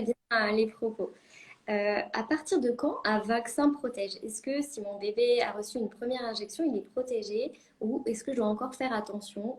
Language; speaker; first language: French; native; French